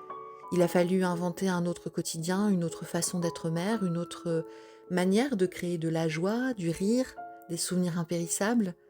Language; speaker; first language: French; native; French